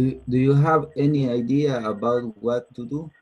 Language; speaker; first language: English; non-native, learner; Spanish